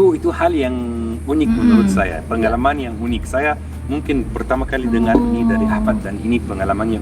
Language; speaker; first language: Indonesian; non-native, fluent; Arabic